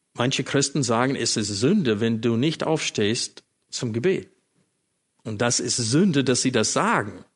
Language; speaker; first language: German; non-native, fluent; English